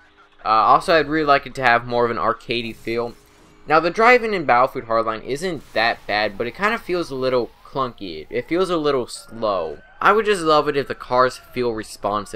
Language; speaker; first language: English; native; English